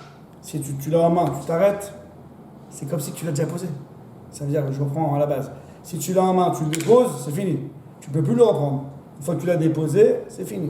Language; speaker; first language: French; native; French